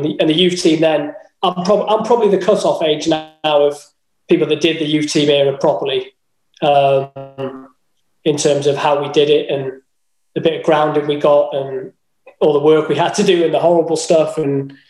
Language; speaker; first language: English; native; English